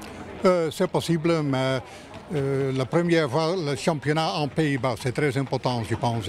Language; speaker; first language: French; non-native, fluent; Dutch